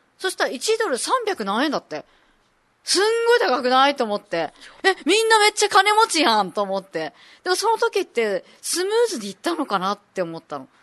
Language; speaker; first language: Japanese; native; Japanese